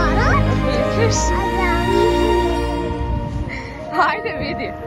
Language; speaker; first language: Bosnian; early bilingual, heritage; Serbian